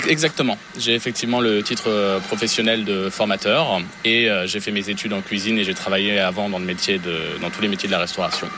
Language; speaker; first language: French; native; French